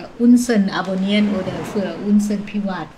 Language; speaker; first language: German; non-native, learner; Thai